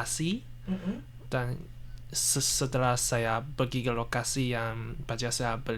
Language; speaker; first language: Indonesian; non-native, learner; Chinese